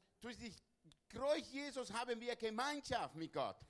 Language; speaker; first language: German; non-native, learner; Spanish